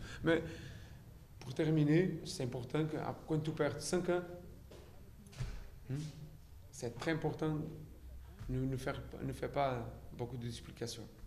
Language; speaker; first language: French; non-native, learner; Portuguese